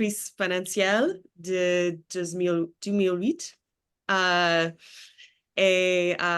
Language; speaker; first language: French; non-native, learner; English